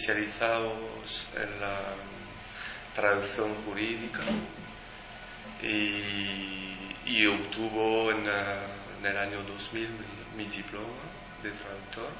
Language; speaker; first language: Spanish; non-native, fluent; French